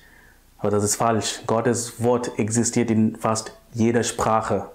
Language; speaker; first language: German; non-native, fluent; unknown